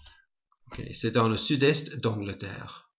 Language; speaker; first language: French; non-native, fluent; English